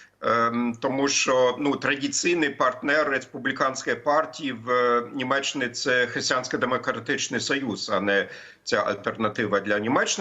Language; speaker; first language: Ukrainian; non-native, fluent; German